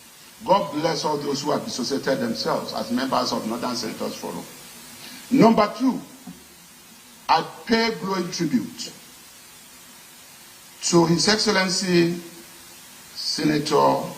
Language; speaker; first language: English; non-native, local second language; Yoruba